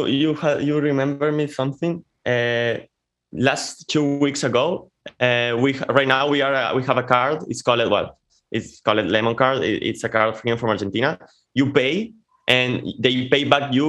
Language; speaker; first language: English; non-native, fluent; Spanish